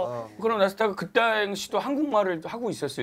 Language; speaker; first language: Korean; native; Korean